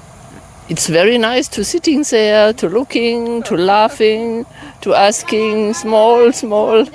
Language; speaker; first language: English; non-native, learner; German